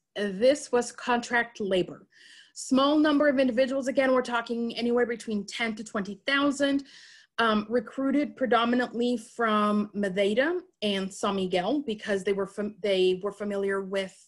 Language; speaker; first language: English; native; English